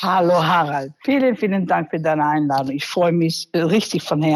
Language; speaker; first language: German; non-native, fluent; English